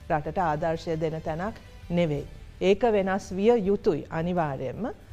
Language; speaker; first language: Sinhala; native; Sinhala